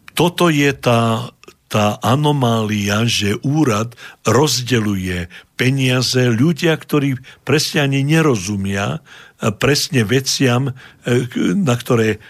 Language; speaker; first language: Slovak; native; Slovak